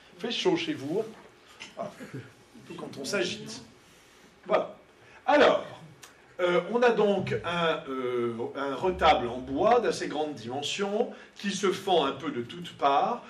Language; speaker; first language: French; native; French